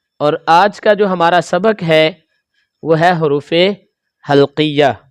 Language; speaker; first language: Urdu; native; Urdu